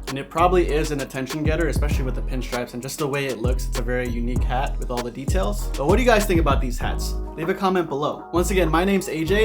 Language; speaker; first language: English; native; English